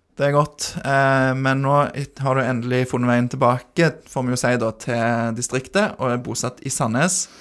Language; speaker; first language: Norwegian; native; Norwegian